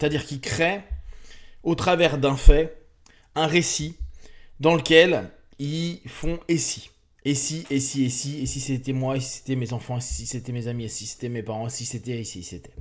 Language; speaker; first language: French; native; French